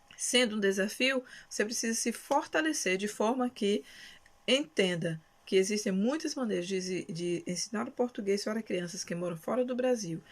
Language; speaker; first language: Portuguese; native; Portuguese